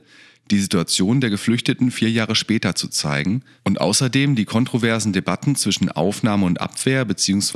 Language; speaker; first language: German; native; German